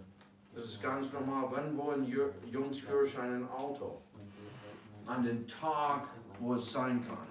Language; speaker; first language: German; non-native, fluent; English